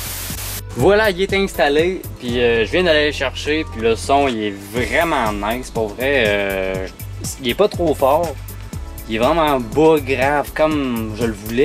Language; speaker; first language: French; native; French